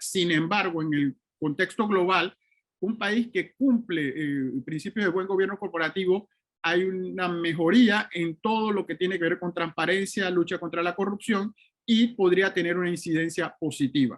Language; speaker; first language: Spanish; native; Spanish